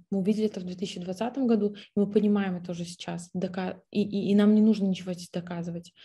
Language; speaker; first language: Russian; native; Russian